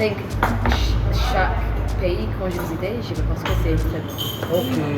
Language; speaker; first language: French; non-native, learner; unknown